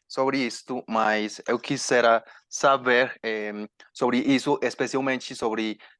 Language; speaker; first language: Portuguese; non-native, learner; Spanish